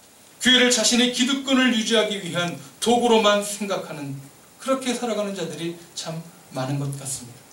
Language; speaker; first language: Korean; native; Korean